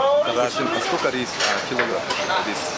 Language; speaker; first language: Russian; non-native, learner; Korean